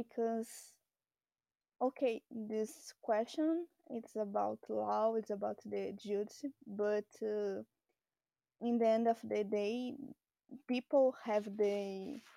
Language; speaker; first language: English; non-native, learner; Portuguese